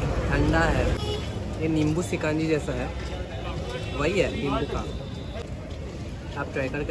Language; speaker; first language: Hindi; non-native, local second language; Bangla